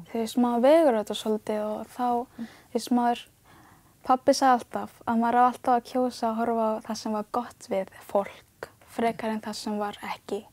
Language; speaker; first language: Icelandic; early bilingual, other home language; Ganda